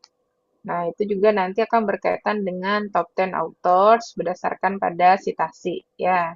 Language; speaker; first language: Indonesian; native; Indonesian